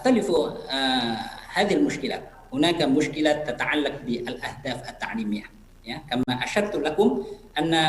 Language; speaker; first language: Arabic; non-native, fluent; Indonesian